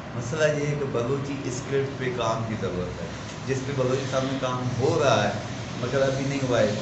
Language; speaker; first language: Urdu; non-native, local second language; Sindhi